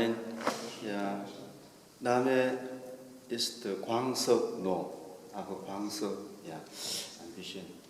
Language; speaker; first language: German; non-native, learner; Korean